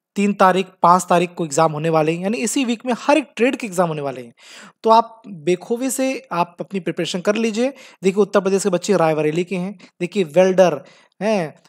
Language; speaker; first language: Hindi; native; Hindi